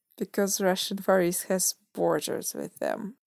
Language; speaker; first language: English; non-native, fluent; Russian